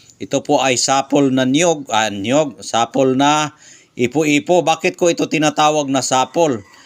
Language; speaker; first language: Filipino; non-native, local second language; Cebuano